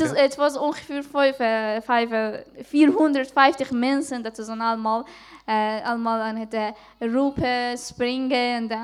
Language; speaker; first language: Dutch; non-native, fluent; Persian